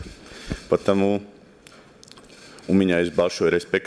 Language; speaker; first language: Russian; non-native, learner; Slovak